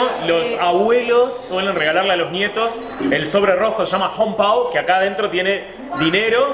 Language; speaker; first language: Spanish; native; Spanish